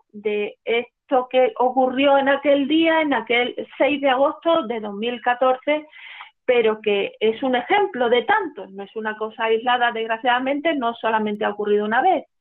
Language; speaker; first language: Spanish; native; Spanish